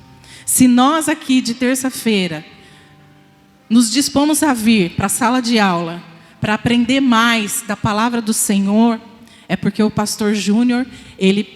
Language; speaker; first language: Portuguese; native; Portuguese